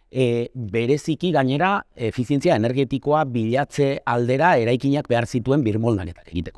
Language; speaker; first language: Basque; native; Basque